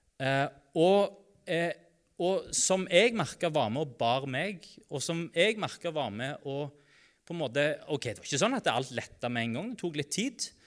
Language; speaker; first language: Norwegian; native; Norwegian